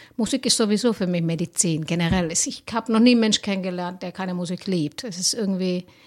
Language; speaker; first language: German; non-native, fluent; Finnish